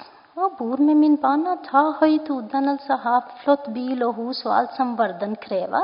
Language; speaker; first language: Norwegian; non-native, fluent; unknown